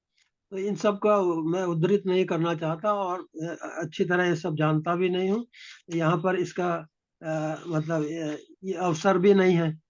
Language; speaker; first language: Hindi; native; Hindi